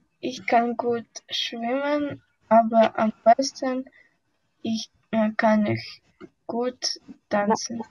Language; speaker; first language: German; non-native, learner; Russian